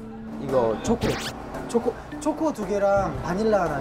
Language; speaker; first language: Korean; native; Korean